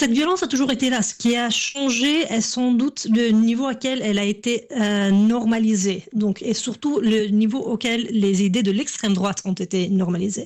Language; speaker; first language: French; non-native, fluent; English